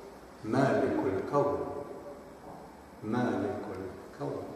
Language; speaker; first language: Hungarian; non-native, fluent; Arabic